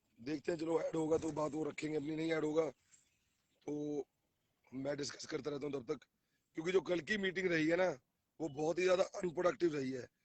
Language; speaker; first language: Hindi; non-native, local second language; Punjabi